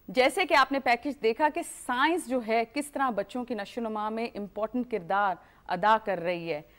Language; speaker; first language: Hindi; native; Hindi